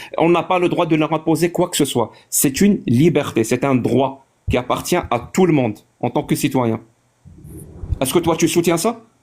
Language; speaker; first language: French; non-native, local second language; Arabic